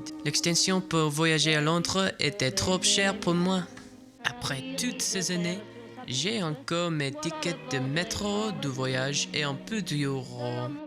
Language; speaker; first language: French; non-native, learner; English